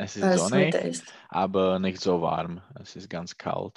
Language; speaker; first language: German; non-native, learner; Czech